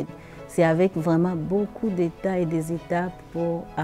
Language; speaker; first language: French; non-native, local second language; Swahili